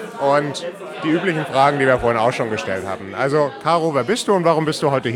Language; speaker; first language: German; native; German